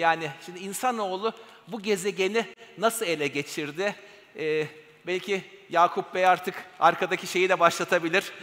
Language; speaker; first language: Turkish; native; Turkish